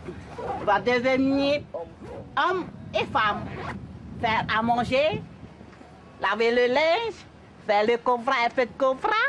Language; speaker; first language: French; non-native, local second language; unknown